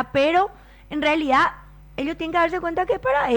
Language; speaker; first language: Spanish; native; Spanish